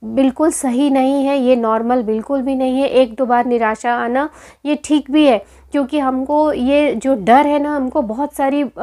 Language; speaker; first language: Hindi; native; Hindi